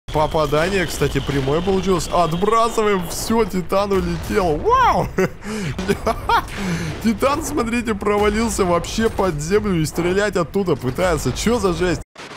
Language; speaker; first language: Russian; native; Russian